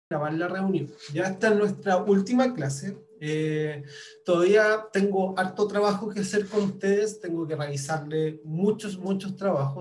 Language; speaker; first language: Spanish; native; Spanish